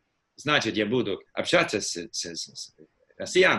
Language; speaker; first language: Russian; non-native, fluent; English